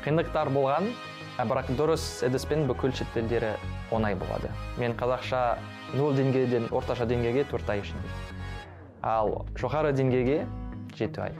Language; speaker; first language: Kazakh; non-native, learner; French